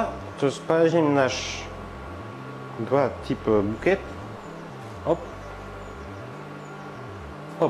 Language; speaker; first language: Russian; non-native, learner; French